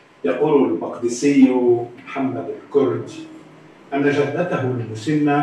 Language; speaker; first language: Arabic; native; Arabic